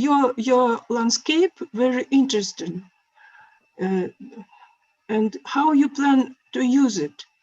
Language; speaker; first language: English; non-native, learner; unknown